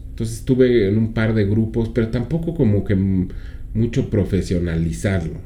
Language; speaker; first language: Spanish; native; Spanish